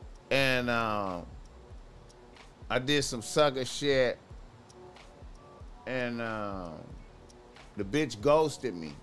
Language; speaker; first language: English; native; English